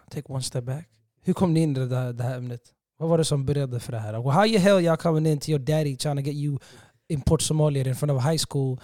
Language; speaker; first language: Swedish; early bilingual, other home language; Somali